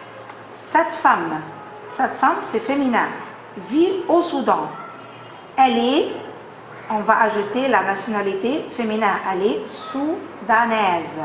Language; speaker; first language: French; non-native, fluent; Arabic